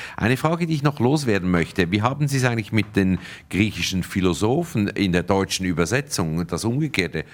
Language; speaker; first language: German; native; German